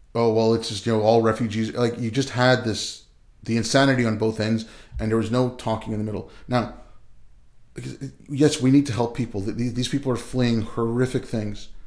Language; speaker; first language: English; early bilingual, other home language; Urdu